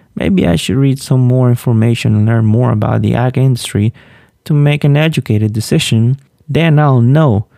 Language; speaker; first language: English; non-native, fluent; Spanish